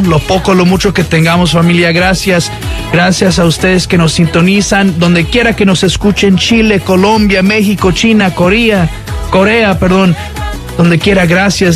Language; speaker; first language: Spanish; early bilingual, heritage; Spanish